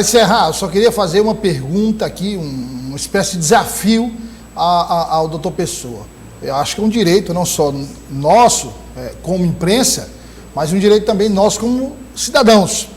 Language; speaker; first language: Portuguese; native; Portuguese